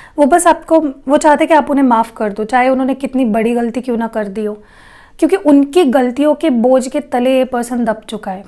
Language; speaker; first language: Hindi; non-native, local second language; Marathi